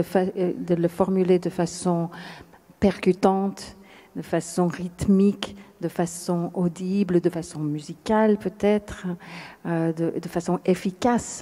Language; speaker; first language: French; non-native, fluent; English